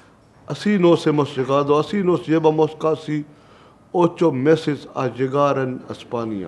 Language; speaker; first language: Spanish; non-native, learner; Punjabi